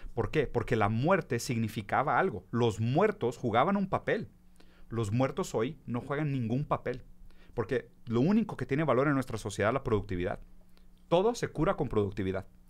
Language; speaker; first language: Spanish; early bilingual, other home language; Portuguese